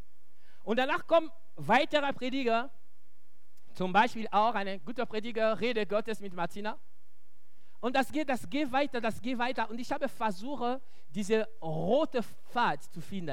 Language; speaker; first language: German; non-native, local second language; French